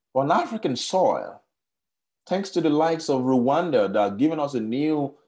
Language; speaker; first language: English; non-native, local second language; Yoruba